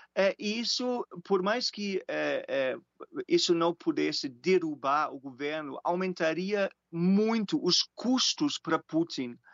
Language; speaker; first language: Portuguese; non-native, fluent; German